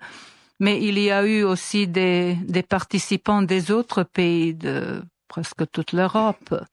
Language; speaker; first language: French; non-native, fluent; Serbian